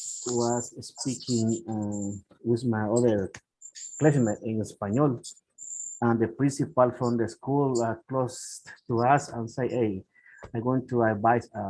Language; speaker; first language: English; non-native, learner; Spanish